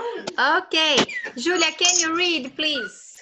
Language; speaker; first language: English; non-native, fluent; Portuguese